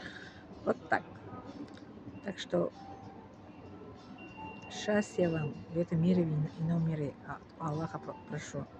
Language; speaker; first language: Russian; non-native, fluent; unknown